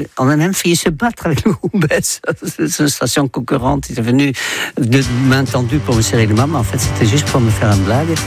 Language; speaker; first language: French; non-native, fluent; Dutch